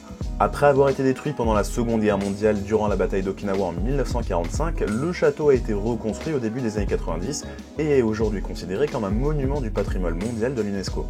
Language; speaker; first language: French; native; French